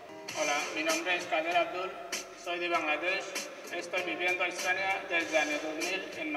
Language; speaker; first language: Spanish; non-native, learner; Bangla